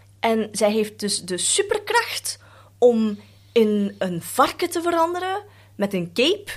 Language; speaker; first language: Dutch; early bilingual, other home language; Cantonese